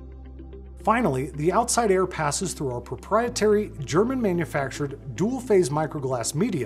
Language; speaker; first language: English; native; English